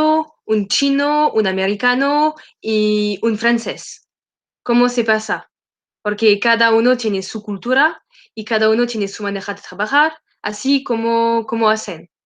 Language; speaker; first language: Spanish; non-native, learner; French